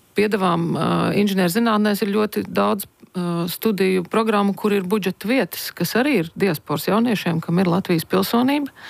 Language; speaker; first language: Latvian; native; Latvian